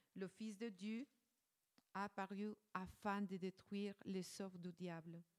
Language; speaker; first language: French; non-native, fluent; Spanish